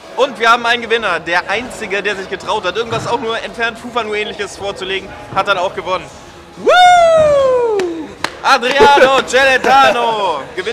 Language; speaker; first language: German; native; German